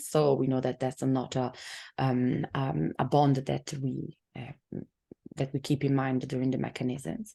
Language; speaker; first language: English; non-native, fluent; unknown